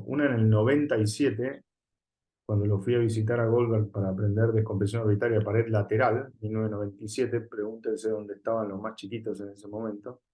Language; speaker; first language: Spanish; native; Spanish